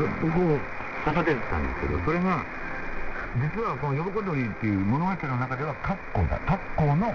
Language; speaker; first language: Japanese; native; Japanese